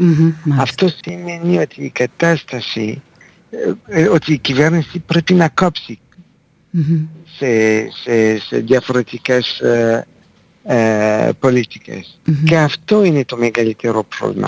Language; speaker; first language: Greek; non-native, fluent; French